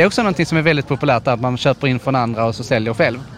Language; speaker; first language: Swedish; native; Swedish